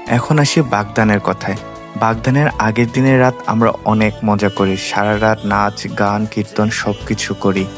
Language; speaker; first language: Bangla; non-native, local second language; Garo